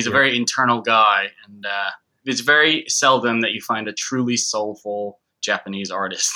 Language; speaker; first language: English; early bilingual, other home language; Japanese